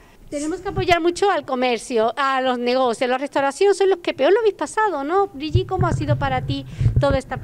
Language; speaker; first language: Spanish; native; Spanish